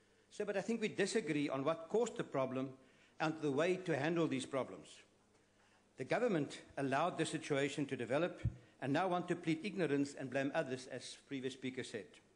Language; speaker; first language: English; non-native, local second language; Afrikaans